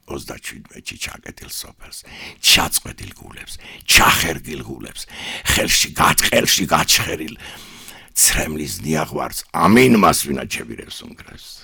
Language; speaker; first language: Georgian; non-native, local second language; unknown